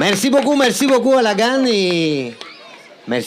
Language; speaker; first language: French; non-native, fluent; Spanish